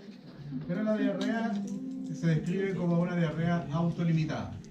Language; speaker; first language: Spanish; native; Spanish